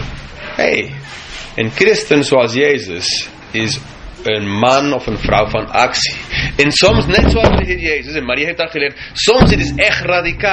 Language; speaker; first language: Dutch; non-native, fluent; English